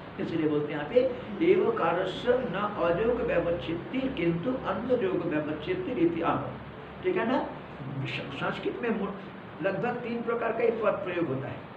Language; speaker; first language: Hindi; non-native, local second language; Malayalam